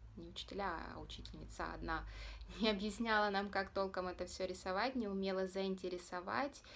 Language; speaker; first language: Russian; native; Russian